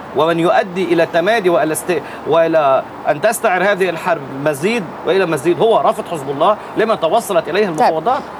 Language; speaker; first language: Arabic; native; Arabic